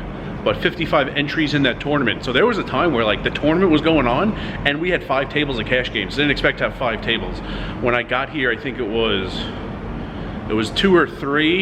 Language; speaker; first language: English; native; English